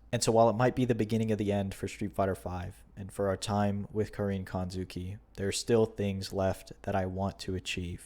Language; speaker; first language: English; native; English